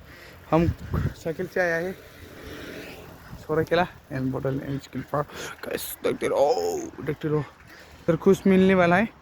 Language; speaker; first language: Hindi; non-native, local second language; Bodo